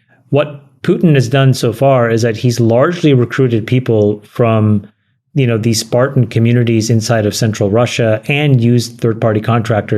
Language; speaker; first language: English; native; English